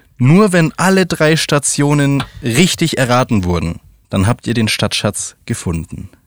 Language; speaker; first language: German; native; German